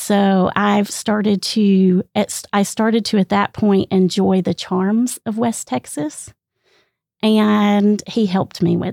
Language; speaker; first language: English; native; English